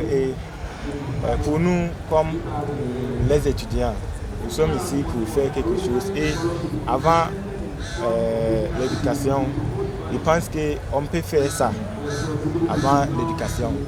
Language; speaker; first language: French; non-native, learner; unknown